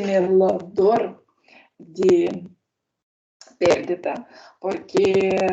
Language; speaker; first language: Spanish; non-native, learner; Lithuanian